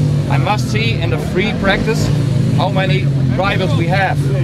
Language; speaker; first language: English; non-native, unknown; Dutch